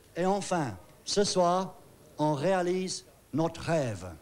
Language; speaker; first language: French; non-native, fluent; English